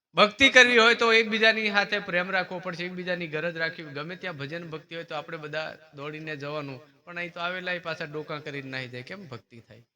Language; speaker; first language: Gujarati; native; Gujarati